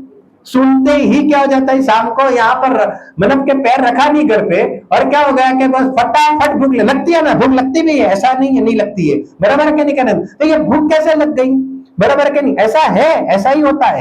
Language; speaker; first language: Hindi; non-native, local second language; Gujarati